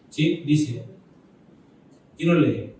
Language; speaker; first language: Spanish; native; Spanish